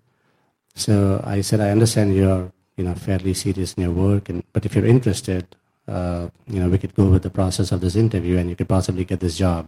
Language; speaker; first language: English; non-native, local second language; Tamil